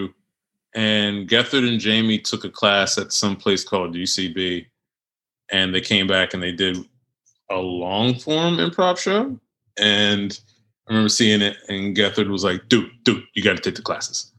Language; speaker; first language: English; native; English